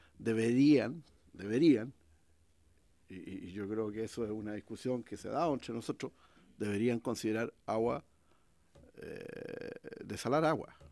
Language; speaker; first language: Spanish; native; Spanish